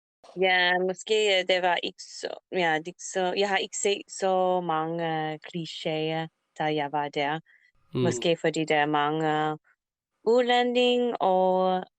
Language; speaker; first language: Danish; non-native, learner; English